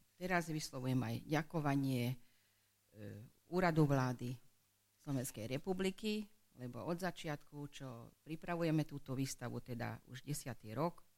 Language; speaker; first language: Slovak; non-native, local second language; Hungarian